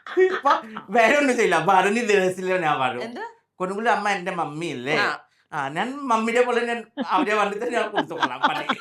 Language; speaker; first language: Malayalam; non-native, fluent; Assamese